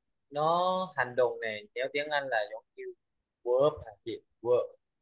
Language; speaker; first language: Vietnamese; non-native, learner; Lao